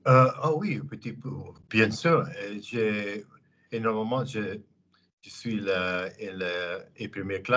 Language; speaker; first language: French; non-native, learner; English